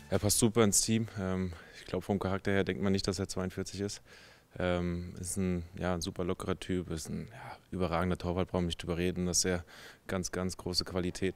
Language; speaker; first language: German; native; German